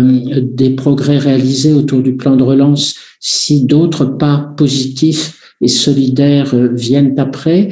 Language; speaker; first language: French; native; French